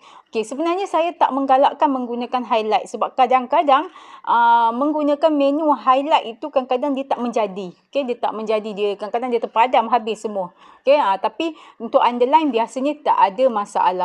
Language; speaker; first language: Malay; native; Malay